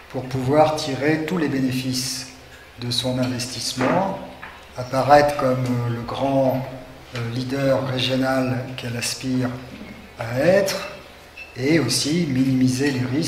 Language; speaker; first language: French; native; French